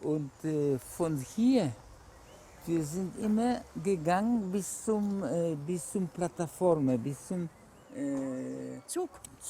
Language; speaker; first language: German; non-native, learner; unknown